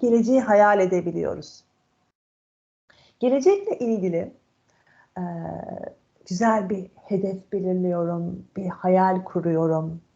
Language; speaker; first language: Turkish; native; Turkish